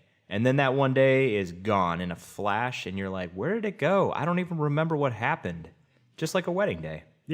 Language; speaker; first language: English; native; English